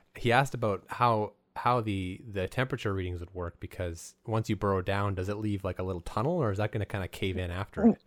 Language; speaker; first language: English; native; English